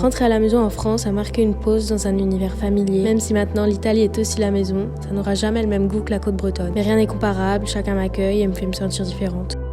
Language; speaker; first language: French; native; French